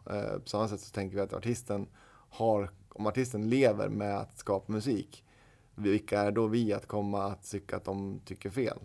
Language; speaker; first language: Swedish; native; Swedish